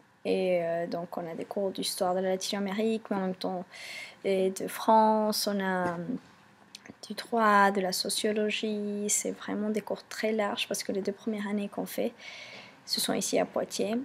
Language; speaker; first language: French; non-native, fluent; Spanish